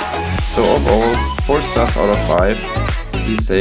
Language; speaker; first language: English; non-native, fluent; German